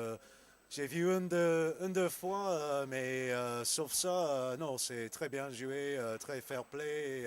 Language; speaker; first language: French; non-native, learner; English